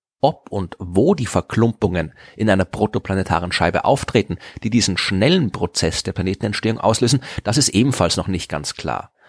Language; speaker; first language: German; native; German